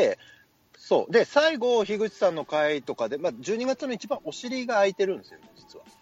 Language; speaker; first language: Japanese; native; Japanese